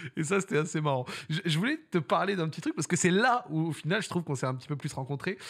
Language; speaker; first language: French; native; French